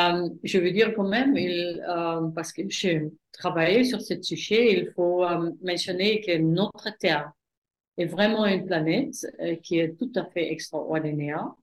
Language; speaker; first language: French; non-native, fluent; German